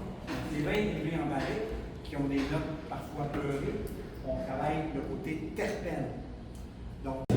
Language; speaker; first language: French; native; French